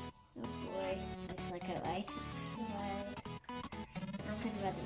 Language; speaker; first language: English; native; English